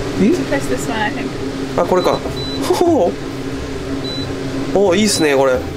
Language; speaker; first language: Japanese; native; Japanese